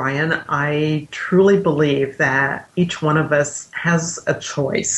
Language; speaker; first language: English; native; English